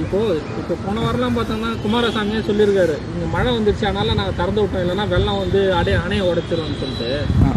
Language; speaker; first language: Tamil; native; Tamil